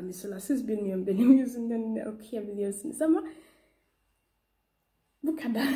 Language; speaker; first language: Turkish; non-native, learner; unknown